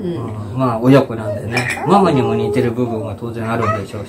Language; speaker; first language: Japanese; native; Japanese